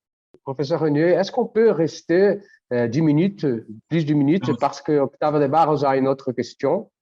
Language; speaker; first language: French; non-native, fluent; Portuguese